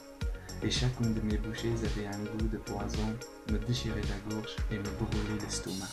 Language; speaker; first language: French; non-native, fluent; Persian